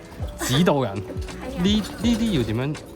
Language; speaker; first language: Chinese; native; Chinese